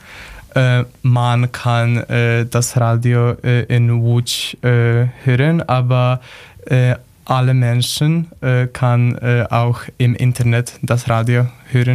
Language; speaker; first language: German; non-native, learner; Polish